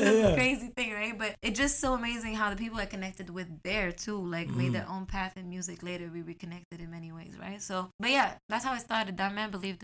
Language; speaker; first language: English; non-native, fluent; Arabic